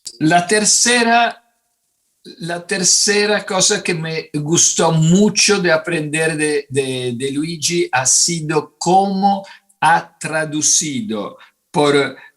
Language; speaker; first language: Spanish; non-native, fluent; Italian